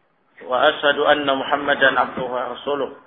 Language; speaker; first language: Arabic; non-native, fluent; Indonesian